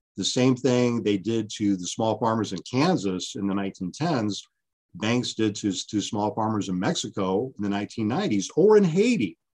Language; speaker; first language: English; early bilingual, other home language; Spanish